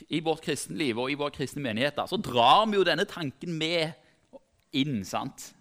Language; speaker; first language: Norwegian; native; Norwegian